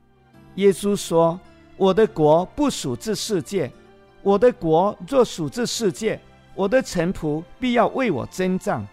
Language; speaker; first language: Chinese; native; Chinese